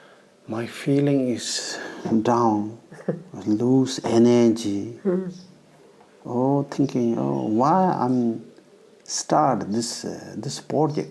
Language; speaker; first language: English; non-native, learner; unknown